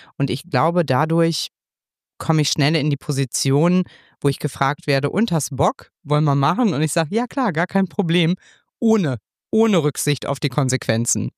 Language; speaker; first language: German; native; German